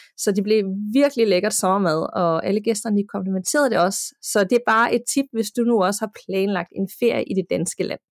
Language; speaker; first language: Danish; native; Danish